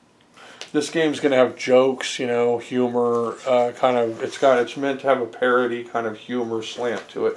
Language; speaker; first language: English; native; English